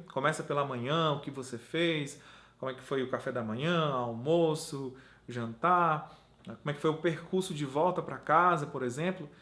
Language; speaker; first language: Portuguese; native; Portuguese